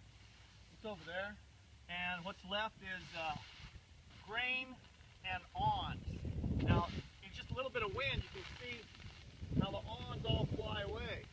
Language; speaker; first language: English; native; English